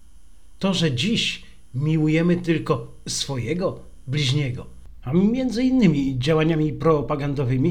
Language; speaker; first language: Polish; native; Polish